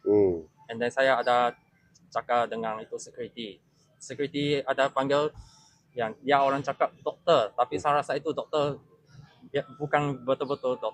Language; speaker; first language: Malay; non-native, local second language; Chinese